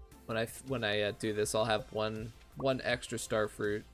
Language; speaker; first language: English; native; English